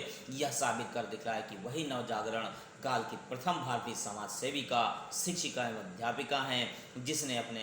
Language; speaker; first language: Hindi; native; Hindi